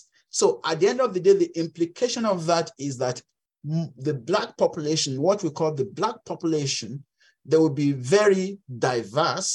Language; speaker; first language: English; non-native, local second language; Yoruba